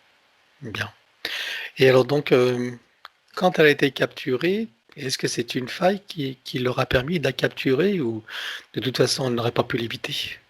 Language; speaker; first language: French; native; French